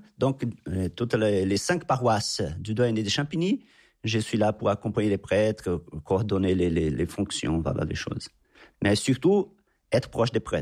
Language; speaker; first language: French; non-native, fluent; Portuguese